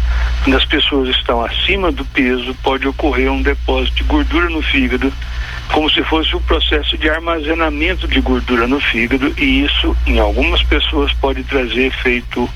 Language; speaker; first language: Portuguese; native; Portuguese